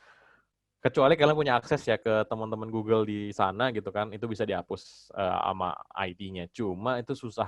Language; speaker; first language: Indonesian; native; Indonesian